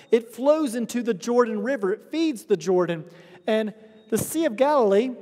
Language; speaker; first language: English; native; English